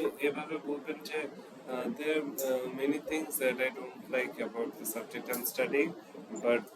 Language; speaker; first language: English; non-native, fluent; Bangla